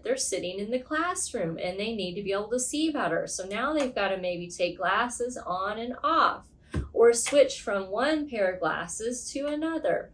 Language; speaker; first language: English; native; English